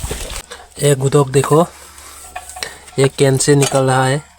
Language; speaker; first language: Hindi; non-native, local second language; Kok Borok